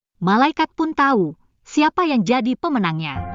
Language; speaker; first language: Indonesian; native; Indonesian